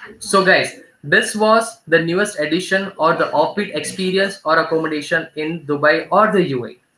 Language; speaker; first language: English; non-native, local second language; Gujarati